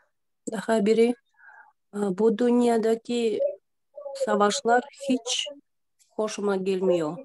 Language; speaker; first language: Turkish; non-native, learner; Kyrgyz